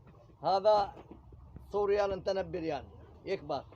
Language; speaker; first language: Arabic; non-native, learner; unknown